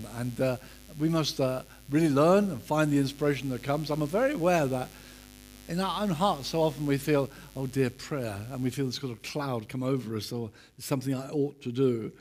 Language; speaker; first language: English; native; English